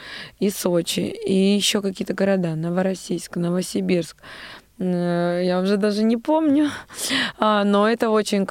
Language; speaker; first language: Russian; native; Russian